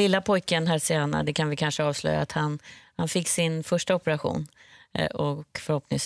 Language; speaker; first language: Swedish; native; Swedish